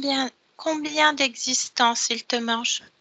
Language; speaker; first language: French; native; French